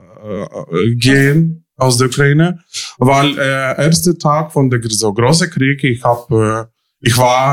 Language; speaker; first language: German; non-native, learner; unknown